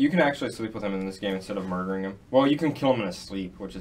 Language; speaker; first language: English; native; English